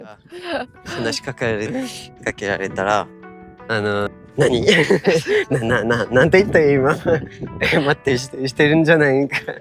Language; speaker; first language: Japanese; non-native, fluent; English